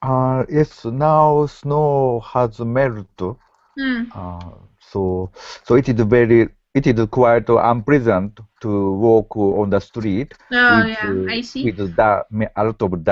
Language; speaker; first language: English; non-native, learner; Japanese